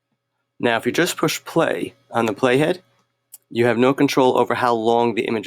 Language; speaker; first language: English; native; English